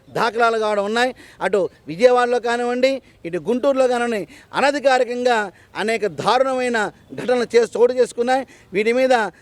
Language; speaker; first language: Telugu; native; Telugu